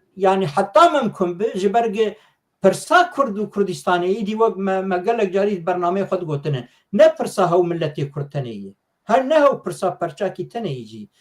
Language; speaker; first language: Kurdish; native; Kurdish